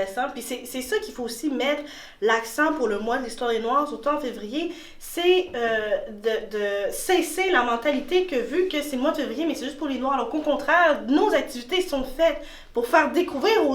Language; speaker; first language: French; native; French